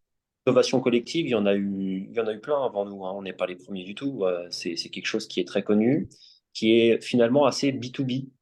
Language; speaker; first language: French; native; French